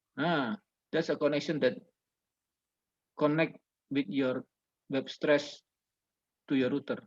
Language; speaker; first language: English; non-native, learner; Indonesian